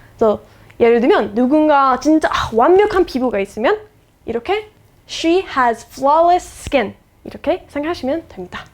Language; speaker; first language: Korean; non-native, fluent; English